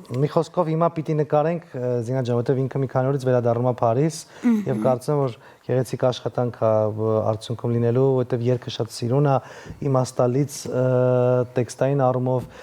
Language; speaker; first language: Armenian; native; Armenian